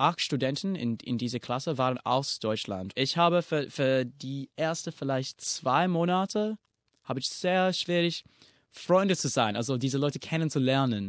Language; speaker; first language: German; non-native, fluent; English